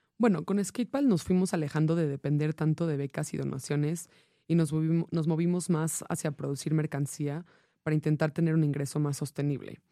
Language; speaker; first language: Spanish; non-native, fluent; English